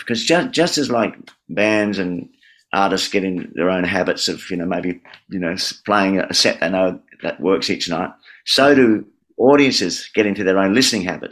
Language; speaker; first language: English; native; English